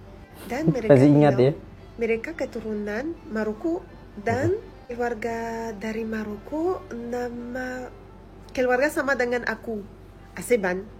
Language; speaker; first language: Indonesian; non-native, fluent; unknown